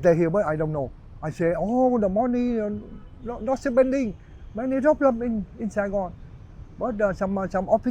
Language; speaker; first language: English; non-native, learner; Vietnamese